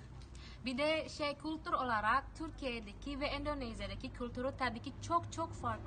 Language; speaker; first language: Turkish; non-native, fluent; Indonesian